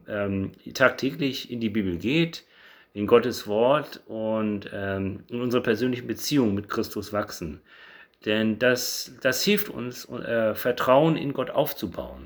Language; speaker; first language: German; native; German